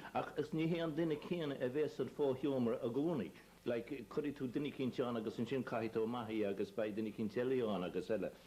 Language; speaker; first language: Irish; native; Irish